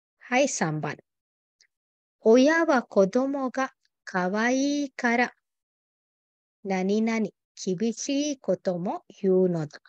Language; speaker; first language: Japanese; non-native, fluent; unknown